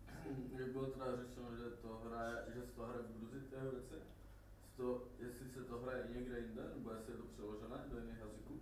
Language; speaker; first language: Czech; native; Czech